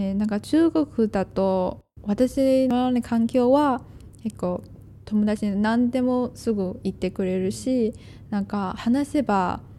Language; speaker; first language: Japanese; non-native, fluent; Chinese